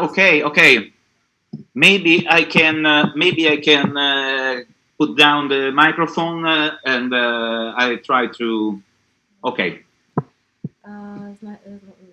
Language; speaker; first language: English; non-native, learner; Italian